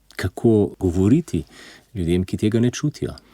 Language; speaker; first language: Slovenian; native; Slovenian